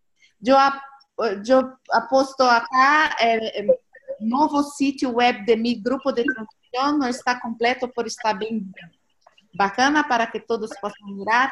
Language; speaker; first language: Spanish; non-native, learner; Portuguese